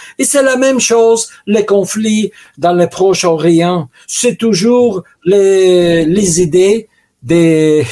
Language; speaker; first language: French; non-native, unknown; Russian